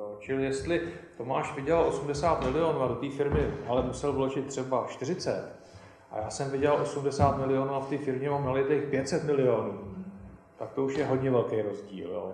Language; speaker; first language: Czech; native; Czech